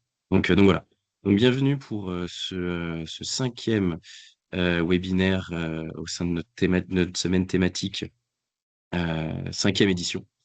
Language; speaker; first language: French; native; French